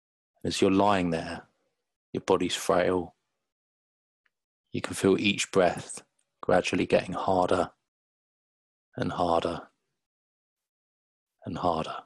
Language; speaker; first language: English; native; English